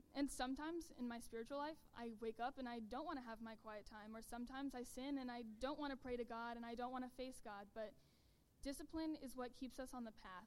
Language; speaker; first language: English; native; English